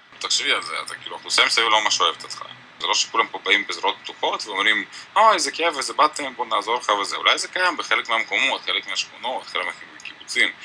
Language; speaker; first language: Hebrew; early bilingual, other home language; Russian